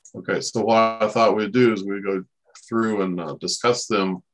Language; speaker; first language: English; native; English